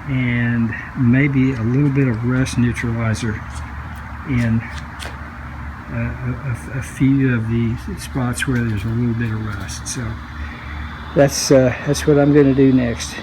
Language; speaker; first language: English; native; English